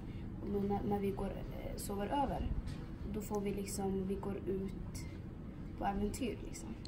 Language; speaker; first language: Swedish; early bilingual, other home language; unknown